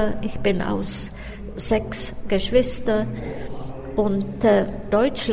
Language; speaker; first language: German; non-native, fluent; Czech